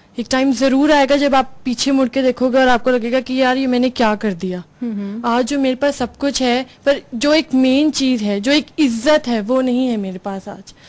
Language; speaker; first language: Hindi; native; Hindi